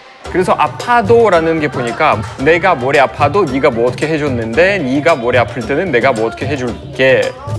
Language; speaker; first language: Korean; non-native, fluent; Russian